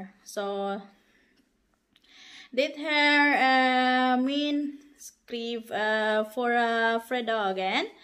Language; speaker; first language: Swedish; non-native, learner; Filipino